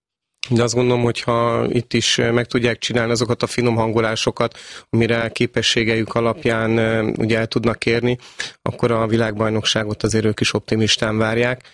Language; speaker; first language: Hungarian; native; Hungarian